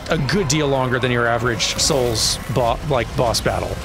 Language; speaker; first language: English; native; English